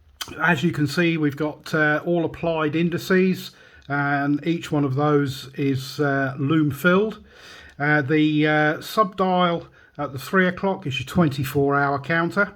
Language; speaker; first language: English; native; English